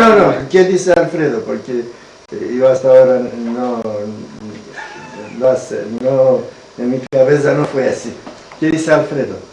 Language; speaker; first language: Spanish; non-native, learner; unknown